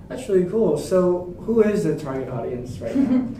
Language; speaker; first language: English; native; English